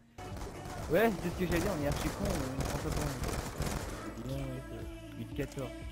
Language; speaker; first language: French; native; French